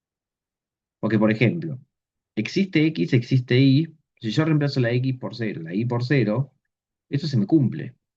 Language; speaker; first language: Spanish; native; Spanish